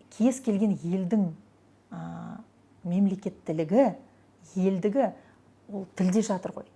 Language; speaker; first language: Kazakh; non-native, local second language; Russian